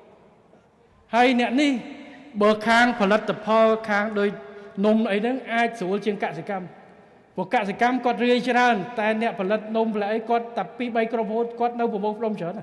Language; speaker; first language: Khmer; native; Khmer